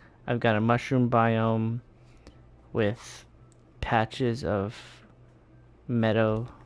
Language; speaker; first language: English; early bilingual, other home language; Spanish